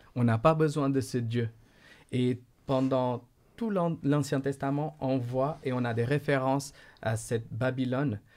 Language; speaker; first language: French; non-native, fluent; Portuguese